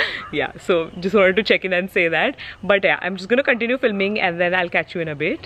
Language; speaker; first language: English; non-native, local second language; Hindi